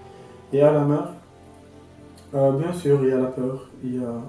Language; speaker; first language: French; non-native, local second language; Arabic